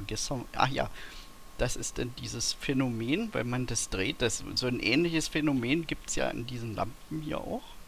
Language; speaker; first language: German; native; German